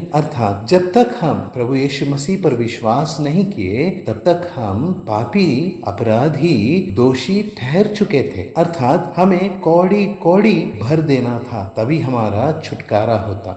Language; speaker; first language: Hindi; native; Hindi